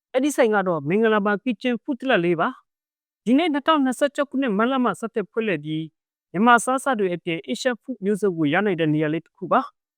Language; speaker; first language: Burmese; native; Burmese